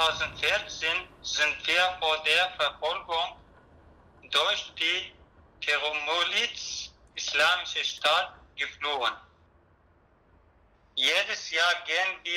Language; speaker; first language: German; non-native, learner; Kurdish